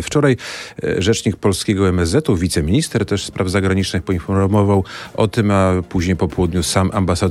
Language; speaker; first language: Polish; native; Polish